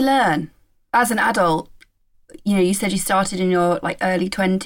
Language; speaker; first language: English; native; English